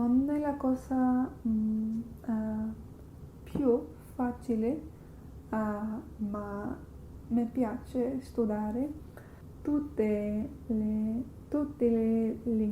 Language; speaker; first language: Italian; non-native, learner; English